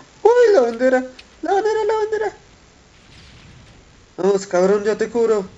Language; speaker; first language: Spanish; native; Spanish